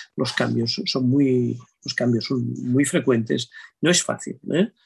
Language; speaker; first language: Spanish; native; Spanish